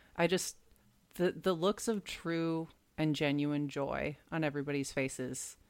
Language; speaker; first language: English; native; English